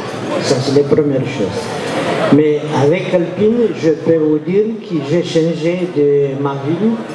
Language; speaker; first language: French; non-native, learner; Bulgarian